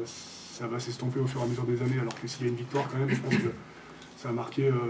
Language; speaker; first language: French; native; French